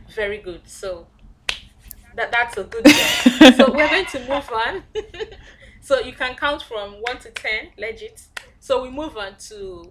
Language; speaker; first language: English; non-native, local second language; Igbo